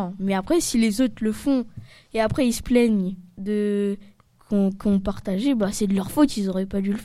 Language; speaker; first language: French; native; French